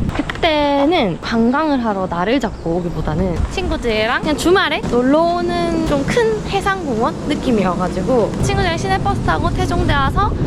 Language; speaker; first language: Korean; native; Korean